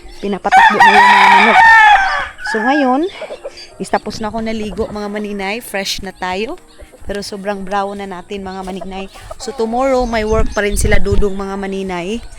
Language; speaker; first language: Filipino; non-native, local second language; Cebuano